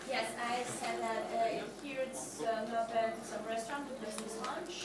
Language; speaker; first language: English; non-native, learner; Russian